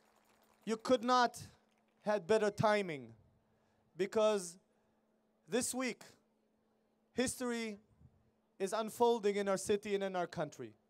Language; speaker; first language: English; non-native, fluent; Hebrew